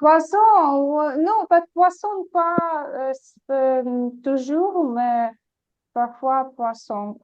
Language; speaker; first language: French; non-native, learner; Ukrainian